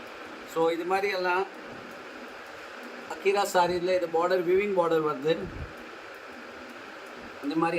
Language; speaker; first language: Tamil; non-native, fluent; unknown